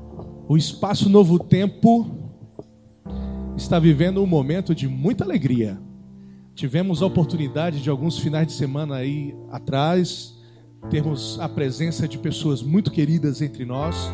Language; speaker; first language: Portuguese; native; Portuguese